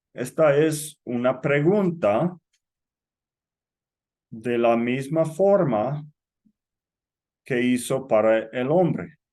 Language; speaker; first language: Spanish; non-native, fluent; English